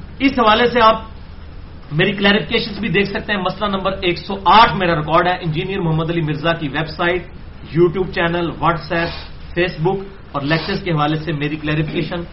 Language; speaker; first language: Urdu; non-native, local second language; Punjabi